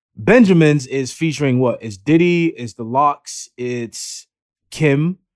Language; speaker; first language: English; native; English